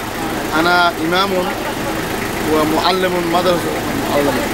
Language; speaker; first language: Arabic; non-native, learner; Rohingya